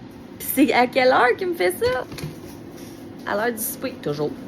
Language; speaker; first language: French; native; French